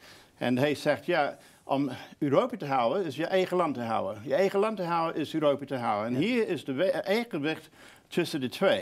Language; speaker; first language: Dutch; non-native, fluent; English